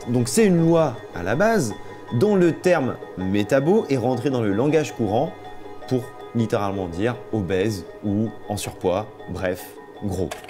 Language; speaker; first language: French; native; French